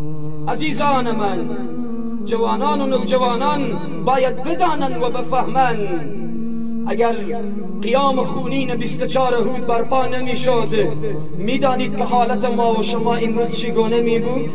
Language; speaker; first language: Persian; native; Persian